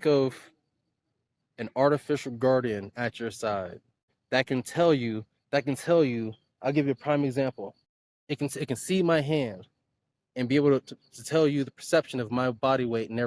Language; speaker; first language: English; native; English